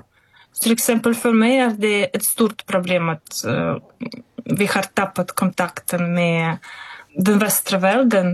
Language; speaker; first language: Swedish; non-native, fluent; Russian